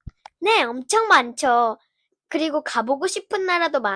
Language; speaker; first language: Korean; early bilingual, heritage; Korean